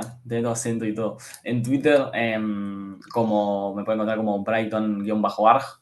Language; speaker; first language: Spanish; native; Spanish